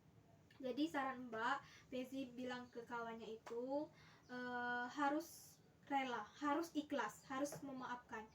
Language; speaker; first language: Indonesian; native; Indonesian